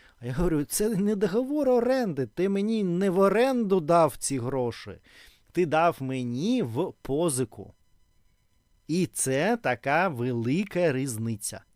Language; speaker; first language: Ukrainian; non-native, learner; Russian